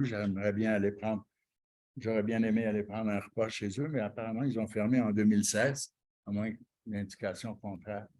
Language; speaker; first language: French; native; French